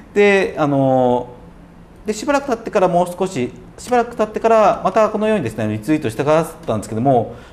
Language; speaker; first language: Japanese; native; Japanese